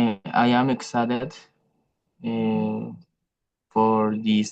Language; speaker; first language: English; non-native, learner; Spanish